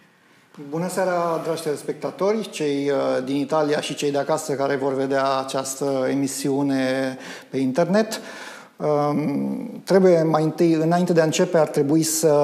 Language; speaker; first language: Romanian; native; Romanian